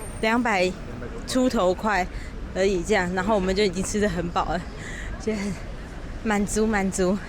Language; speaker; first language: Chinese; native; Chinese